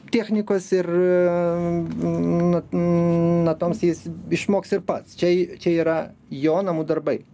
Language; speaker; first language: Lithuanian; non-native, local second language; Russian